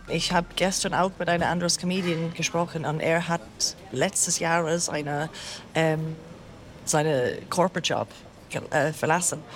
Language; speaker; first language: German; non-native, learner; English